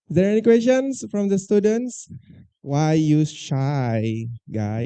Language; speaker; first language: English; non-native, learner; Indonesian